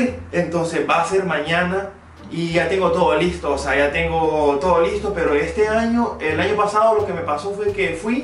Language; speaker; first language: Spanish; early bilingual, other home language; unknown